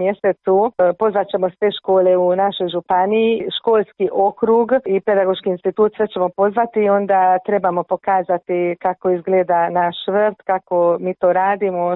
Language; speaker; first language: Croatian; early bilingual, heritage; Croatian